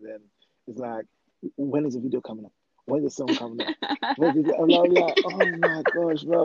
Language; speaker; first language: English; non-native, local second language; Akan